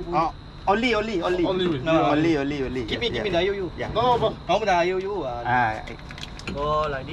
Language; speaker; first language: English; non-native, learner; Thai